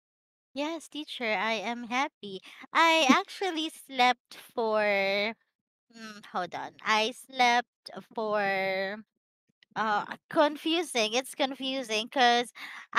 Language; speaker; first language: English; non-native, learner; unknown